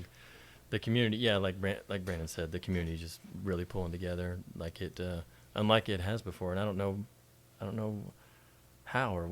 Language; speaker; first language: English; native; English